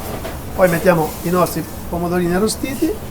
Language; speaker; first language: Italian; native; Italian